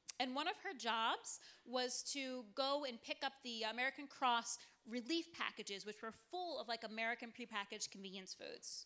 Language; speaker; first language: English; native; English